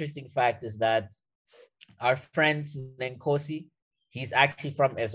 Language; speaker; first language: English; non-native, fluent; Portuguese